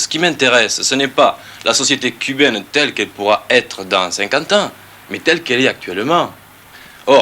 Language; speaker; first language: French; native; French